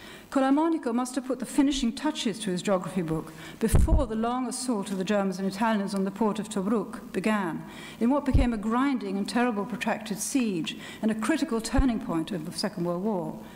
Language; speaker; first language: English; early bilingual, other home language; Italian